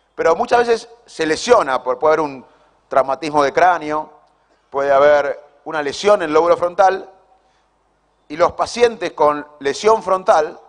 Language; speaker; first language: Spanish; native; Spanish